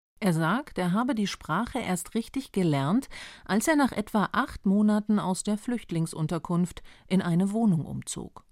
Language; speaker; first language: German; native; German